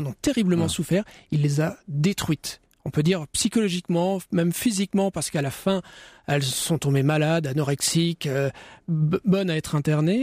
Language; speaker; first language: French; native; French